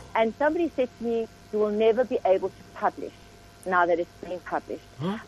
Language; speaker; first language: English; native; English